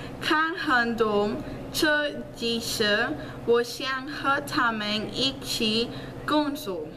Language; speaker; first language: Chinese; non-native, learner; Spanish